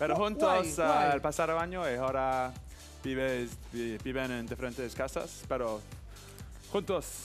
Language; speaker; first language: Spanish; non-native, learner; English